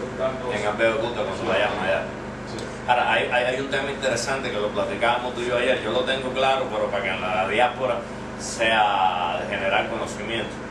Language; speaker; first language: Spanish; native; Spanish